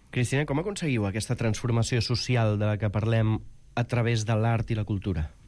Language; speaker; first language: Catalan; native; Catalan